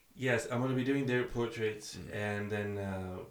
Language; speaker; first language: English; non-native, fluent; Greek